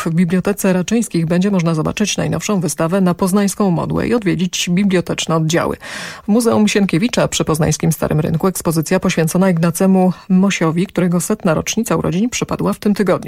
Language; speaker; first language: Polish; native; Polish